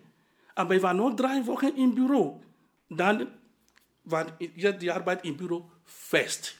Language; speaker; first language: German; non-native, fluent; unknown